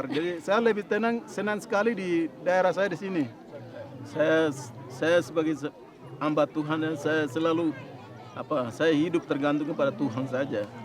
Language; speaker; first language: Indonesian; non-native, local second language; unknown